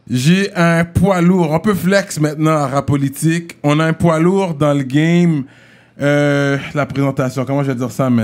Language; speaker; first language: French; native; French